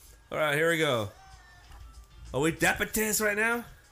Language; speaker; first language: English; native; English